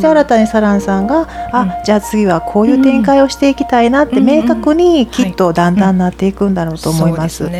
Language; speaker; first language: Japanese; native; Japanese